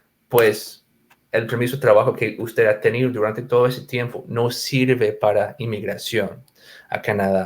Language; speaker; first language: Spanish; non-native, fluent; English